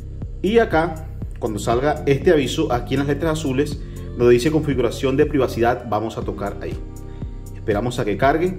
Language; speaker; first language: Spanish; native; Spanish